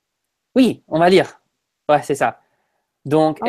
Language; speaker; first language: French; non-native, fluent; English